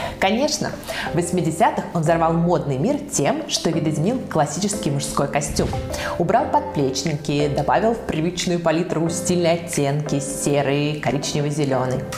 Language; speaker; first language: Russian; native; Russian